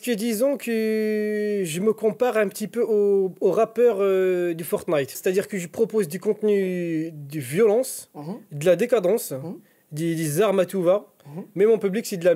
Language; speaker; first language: French; native; French